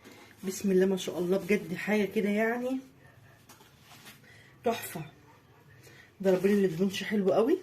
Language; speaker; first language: Arabic; native; Arabic